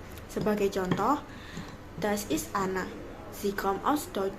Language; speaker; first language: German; non-native, learner; Indonesian